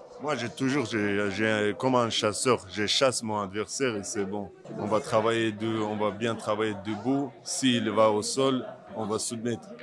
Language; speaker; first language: French; non-native, learner; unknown